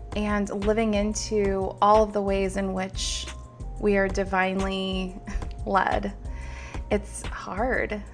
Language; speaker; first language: English; early bilingual, other home language; Filipino